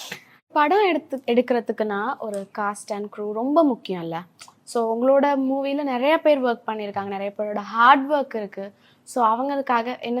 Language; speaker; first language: Tamil; native; Tamil